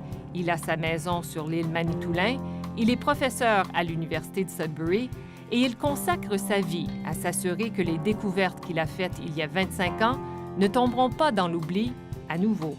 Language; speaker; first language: French; native; French